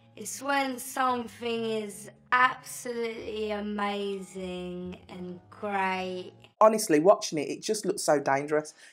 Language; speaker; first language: English; native; English